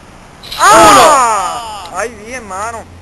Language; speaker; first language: Spanish; native; Spanish